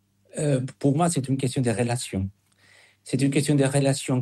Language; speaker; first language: French; non-native, fluent; Spanish